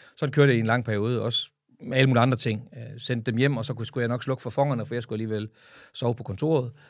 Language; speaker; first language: Danish; native; Danish